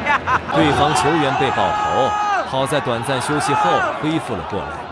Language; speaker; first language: Chinese; native; Chinese